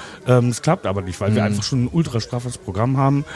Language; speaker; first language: German; native; German